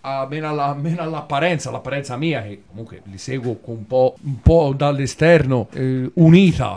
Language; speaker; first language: Italian; native; Italian